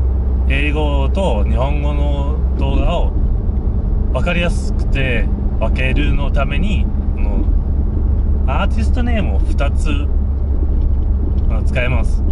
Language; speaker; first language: Japanese; non-native, fluent; English